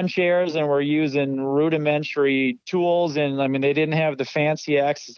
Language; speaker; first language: English; native; English